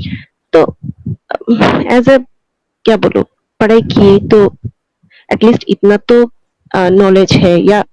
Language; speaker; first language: Hindi; non-native, local second language; Bangla